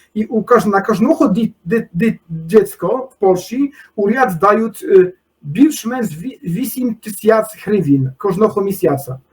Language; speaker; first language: Polish; non-native, learner; Ukrainian